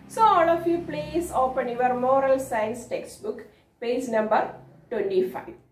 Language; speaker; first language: English; non-native, local second language; Malayalam